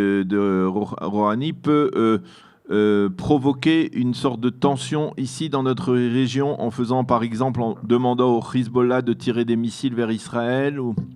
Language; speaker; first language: French; native; French